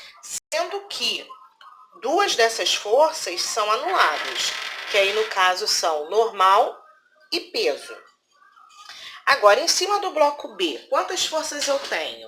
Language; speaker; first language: Portuguese; native; Portuguese